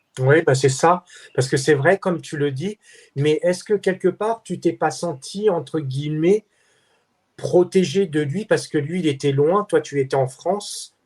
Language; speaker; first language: French; native; French